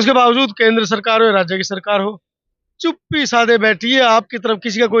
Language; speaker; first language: Hindi; native; Hindi